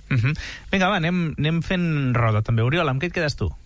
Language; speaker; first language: Catalan; native; Catalan